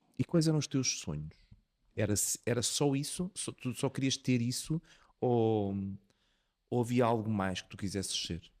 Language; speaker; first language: Portuguese; native; Portuguese